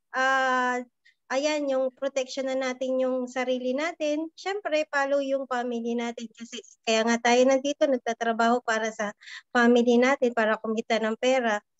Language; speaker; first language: Filipino; native; Filipino